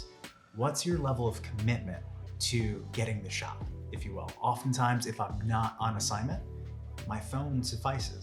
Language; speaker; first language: English; native; English